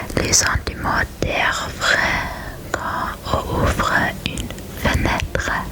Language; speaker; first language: French; non-native, learner; German